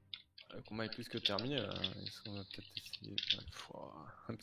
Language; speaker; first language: French; native; French